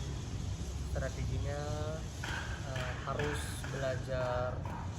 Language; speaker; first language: Indonesian; non-native, learner; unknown